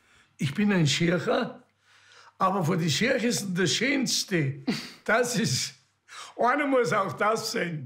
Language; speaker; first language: German; native; German